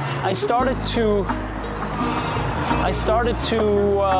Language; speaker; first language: English; non-native, fluent; Swiss German